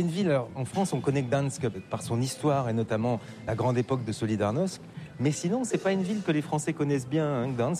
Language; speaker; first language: French; native; French